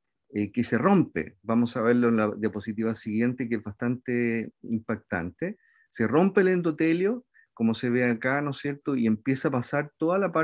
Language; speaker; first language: Spanish; native; Spanish